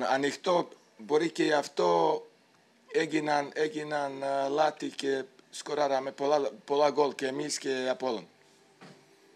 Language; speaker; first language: Greek; non-native, fluent; Serbian